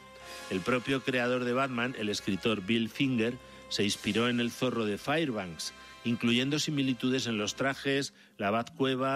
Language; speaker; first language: Spanish; native; Spanish